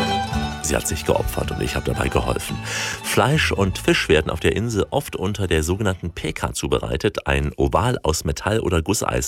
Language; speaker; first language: German; native; German